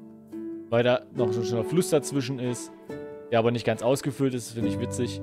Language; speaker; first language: German; native; German